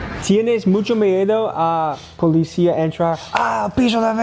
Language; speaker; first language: Spanish; non-native, learner; English